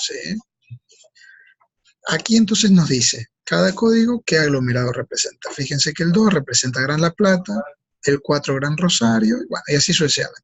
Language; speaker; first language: Spanish; native; Spanish